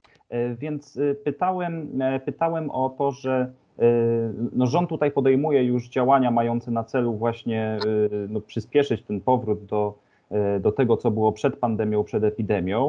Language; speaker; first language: Polish; native; Polish